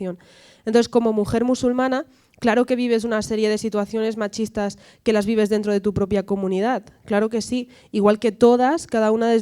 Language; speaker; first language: Spanish; native; Spanish